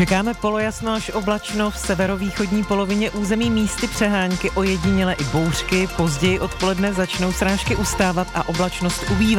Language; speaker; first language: Czech; native; Czech